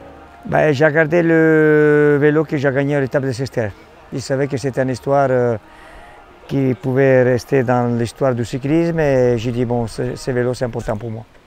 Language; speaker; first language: French; non-native, fluent; Italian